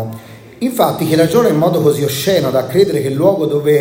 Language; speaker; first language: Italian; native; Italian